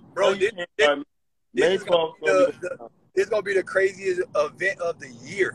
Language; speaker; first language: English; native; English